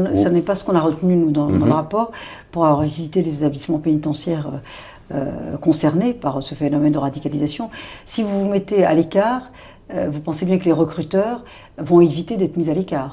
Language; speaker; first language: French; native; French